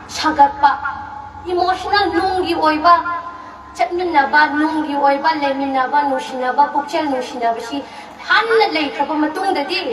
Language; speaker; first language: Manipuri; non-native, local second language; Tangkhul Naga (India)